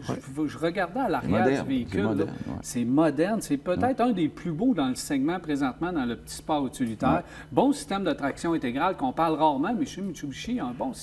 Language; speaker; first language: French; native; French